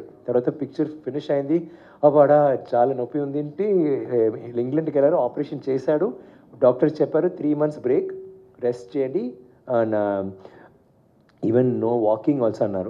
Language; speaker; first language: Telugu; non-native, learner; Tamil